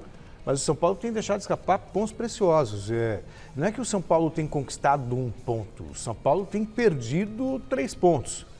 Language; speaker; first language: Portuguese; native; Portuguese